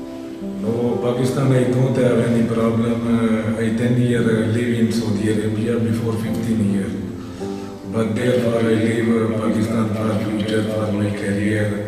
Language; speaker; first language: English; non-native, learner; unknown